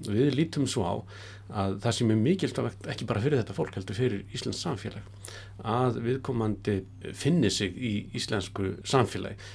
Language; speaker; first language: Icelandic; native; Icelandic